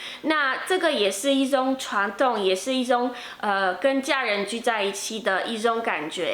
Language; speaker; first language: Chinese; non-native, fluent; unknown